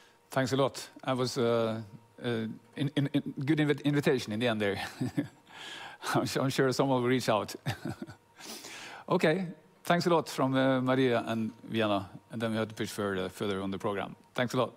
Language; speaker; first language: English; non-native, fluent; Norwegian